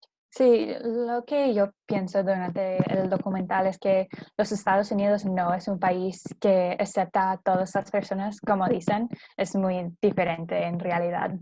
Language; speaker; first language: Spanish; non-native, learner; English